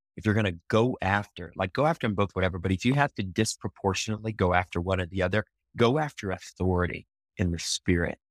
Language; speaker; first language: English; native; English